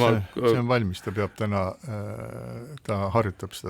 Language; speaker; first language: Estonian; native; Estonian